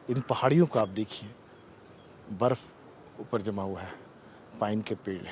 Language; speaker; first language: Hindi; native; Hindi